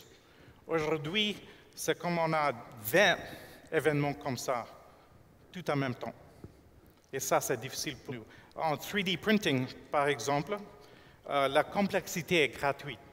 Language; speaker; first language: French; non-native, fluent; English